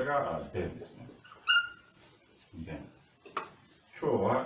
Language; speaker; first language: Japanese; non-native, fluent; Russian